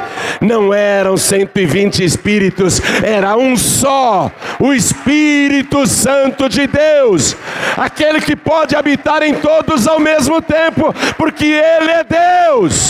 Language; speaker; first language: Portuguese; native; Portuguese